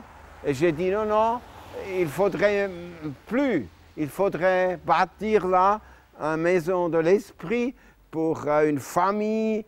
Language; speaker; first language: French; non-native, local second language; German